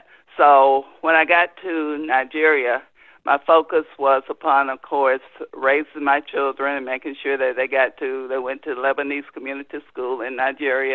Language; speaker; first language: English; native; English